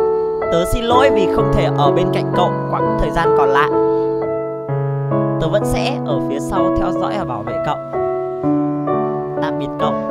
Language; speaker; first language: Vietnamese; native; Vietnamese